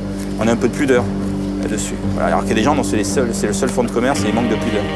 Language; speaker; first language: French; native; French